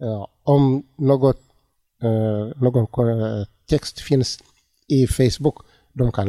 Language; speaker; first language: Swedish; non-native, learner; Tigrinya